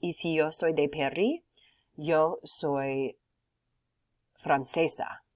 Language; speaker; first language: Spanish; non-native, learner; English